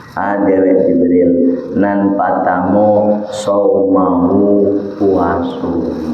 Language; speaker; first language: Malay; non-native, local second language; Minangkabau